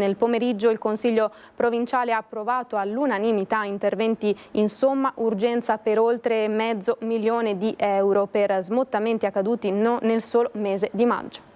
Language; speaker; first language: Italian; native; Italian